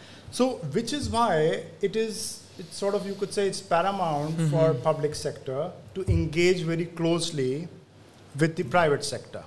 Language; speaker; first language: English; non-native, local second language; Urdu